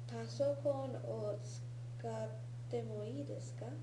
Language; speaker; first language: Japanese; non-native, learner; English